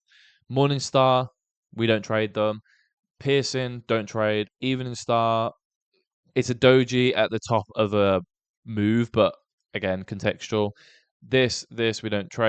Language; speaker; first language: English; native; English